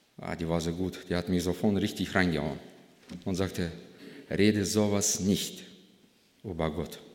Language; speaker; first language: German; non-native, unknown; Russian